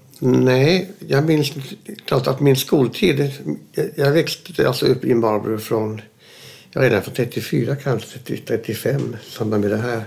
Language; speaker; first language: Swedish; early bilingual, other home language; German